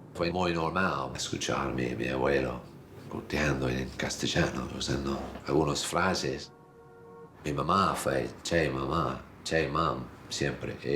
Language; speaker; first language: Spanish; non-native, fluent; English